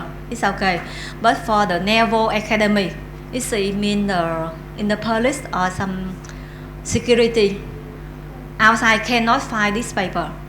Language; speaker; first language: English; non-native, learner; Vietnamese